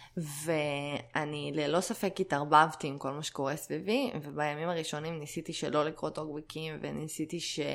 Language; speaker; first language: Hebrew; early bilingual, other home language; Russian